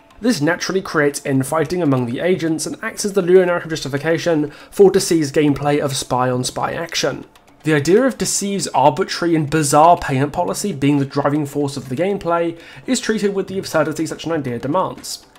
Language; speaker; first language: English; native; English